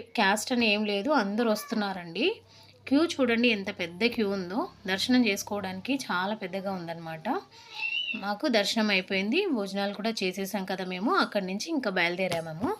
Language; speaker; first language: Telugu; non-native, local second language; Lambadi